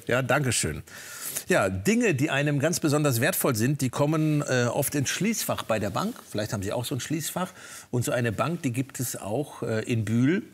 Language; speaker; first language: German; native; German